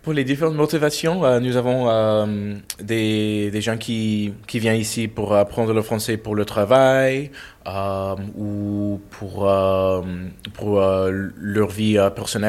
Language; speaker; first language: French; non-native, fluent; English